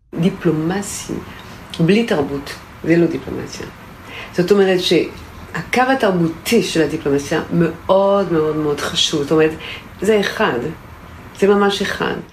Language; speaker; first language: Hebrew; non-native, fluent; French